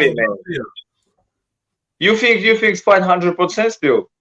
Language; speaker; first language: English; non-native, learner; Russian